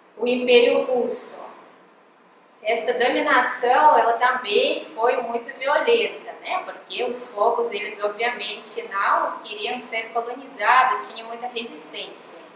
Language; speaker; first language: Portuguese; non-native, fluent; Russian